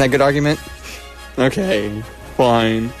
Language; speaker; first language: English; native; English